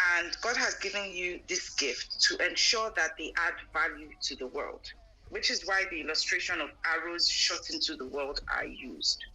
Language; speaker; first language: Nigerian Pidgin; non-native, local second language; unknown